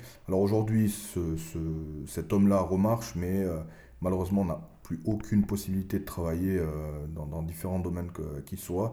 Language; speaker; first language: French; early bilingual, other home language; Albanian